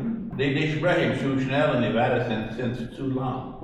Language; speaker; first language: German; early bilingual, heritage; German